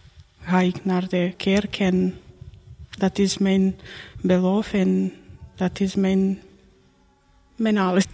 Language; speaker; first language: Dutch; non-native, learner; Croatian